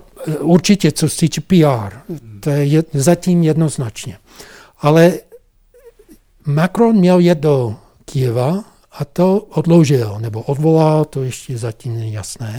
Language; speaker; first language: Czech; non-native, fluent; English